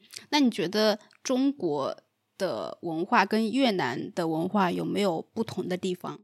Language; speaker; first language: Chinese; native; Chinese